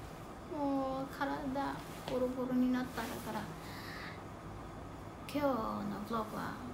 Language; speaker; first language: Japanese; non-native, fluent; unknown